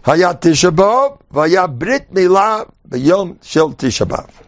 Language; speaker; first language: Hebrew; non-native, fluent; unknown